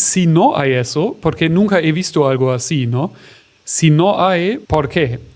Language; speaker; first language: Spanish; non-native, fluent; German